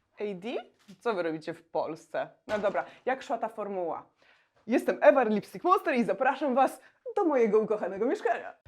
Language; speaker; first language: Polish; native; Polish